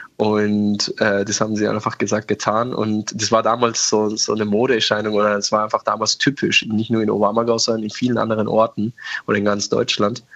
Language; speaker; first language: German; non-native, fluent; Persian